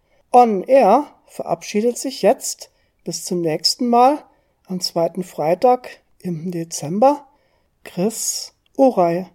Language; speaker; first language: German; native; German